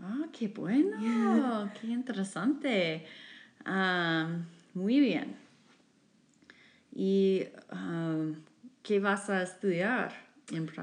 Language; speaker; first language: Spanish; non-native, fluent; English